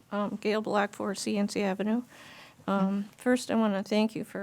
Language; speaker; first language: English; native; English